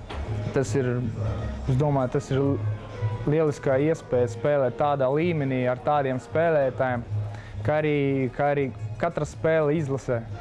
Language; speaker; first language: Latvian; non-native, local second language; Russian